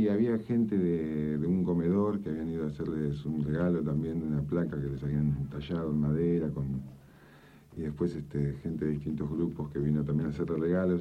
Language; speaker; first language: Spanish; native; Spanish